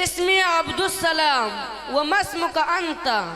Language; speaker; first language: Arabic; non-native, learner; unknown